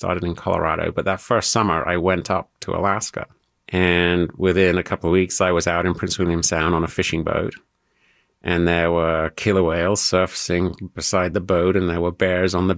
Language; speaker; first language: English; native; English